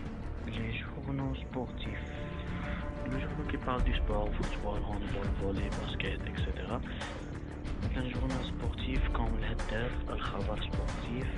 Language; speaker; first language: French; non-native, learner; Arabic